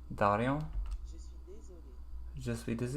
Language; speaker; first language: French; non-native, learner; English